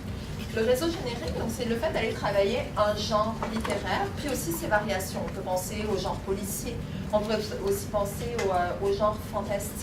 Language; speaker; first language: French; native; French